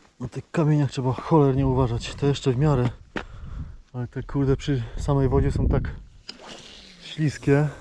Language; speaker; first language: Polish; native; Polish